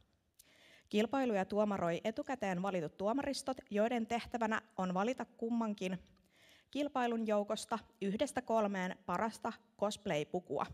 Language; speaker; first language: Finnish; native; Finnish